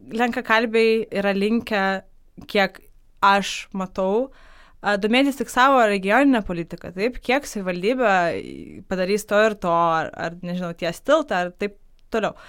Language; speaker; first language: Lithuanian; non-native, local second language; Polish